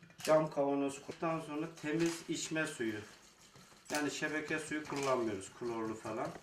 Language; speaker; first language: Turkish; native; Turkish